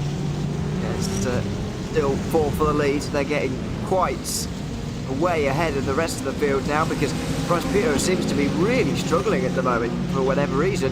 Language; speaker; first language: English; native; English